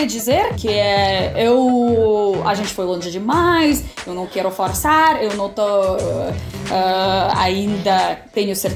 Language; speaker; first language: Portuguese; non-native, fluent; Russian